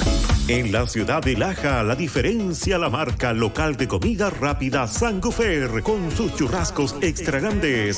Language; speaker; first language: Spanish; native; Spanish